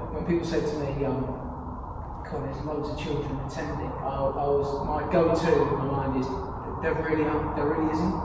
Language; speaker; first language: English; native; English